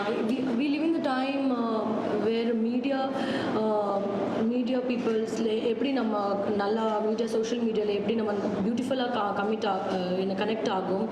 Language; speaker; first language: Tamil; non-native, learner; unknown